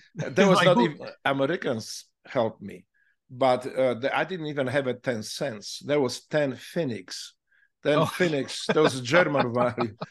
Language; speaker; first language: English; non-native, fluent; Polish